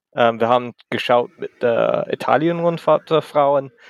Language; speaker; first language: German; non-native, learner; English